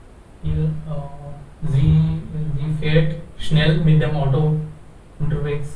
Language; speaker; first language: German; non-native, learner; Hindi